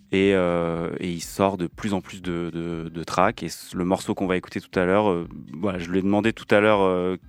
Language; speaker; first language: French; native; French